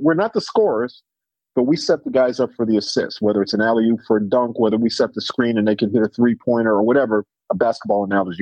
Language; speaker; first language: English; native; English